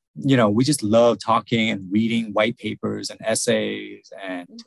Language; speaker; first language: English; early bilingual, other home language; Vietnamese